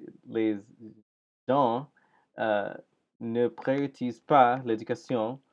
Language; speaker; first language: French; non-native, learner; English